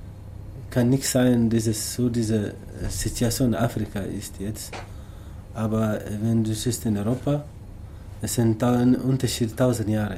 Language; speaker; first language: German; non-native, learner; Tamasheq